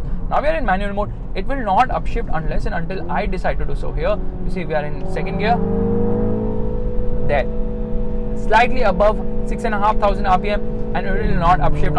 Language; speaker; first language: English; non-native, local second language; Hindi